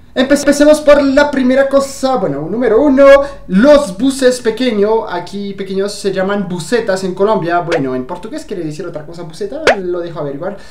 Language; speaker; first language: Spanish; non-native, fluent; French